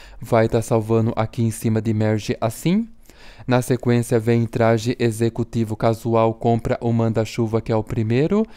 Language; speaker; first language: Portuguese; native; Portuguese